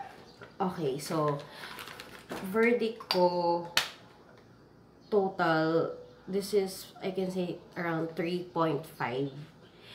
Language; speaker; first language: English; non-native, local second language; Filipino